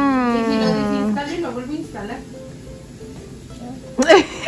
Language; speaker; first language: Spanish; native; Spanish